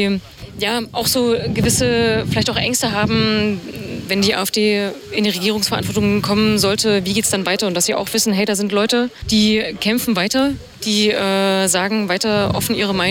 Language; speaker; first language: German; native; German